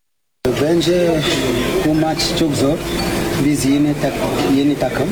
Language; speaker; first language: Turkish; non-native, learner; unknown